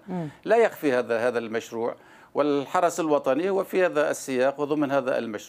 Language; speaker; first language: Arabic; native; Arabic